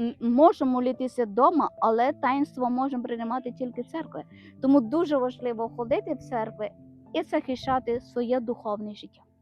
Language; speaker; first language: Ukrainian; non-native, learner; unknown